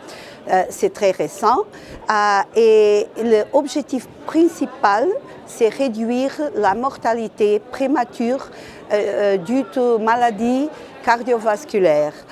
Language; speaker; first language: French; non-native, fluent; Portuguese